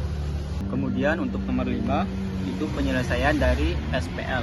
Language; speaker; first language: Indonesian; native; Indonesian